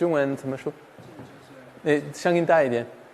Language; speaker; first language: Chinese; non-native, fluent; English